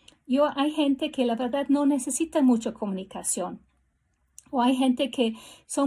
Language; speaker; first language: Spanish; non-native, fluent; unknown